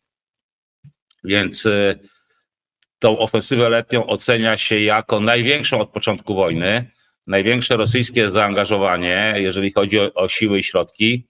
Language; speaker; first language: Polish; native; Polish